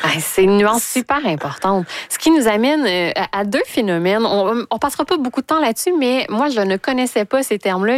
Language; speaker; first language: French; native; French